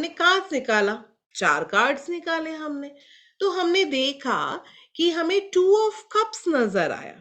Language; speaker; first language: Hindi; native; Hindi